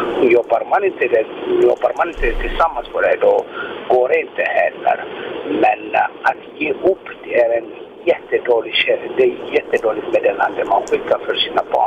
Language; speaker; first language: Swedish; non-native, fluent; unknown